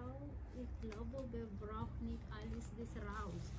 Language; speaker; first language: German; non-native, learner; Filipino